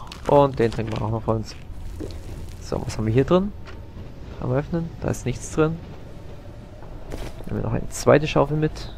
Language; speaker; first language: German; native; German